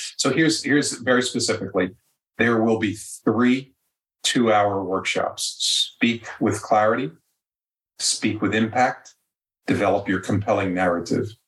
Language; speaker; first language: English; native; English